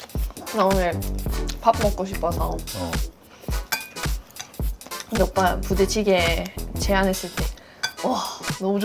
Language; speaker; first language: Korean; non-native, fluent; Swedish